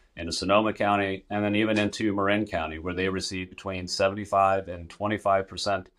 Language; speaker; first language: English; native; English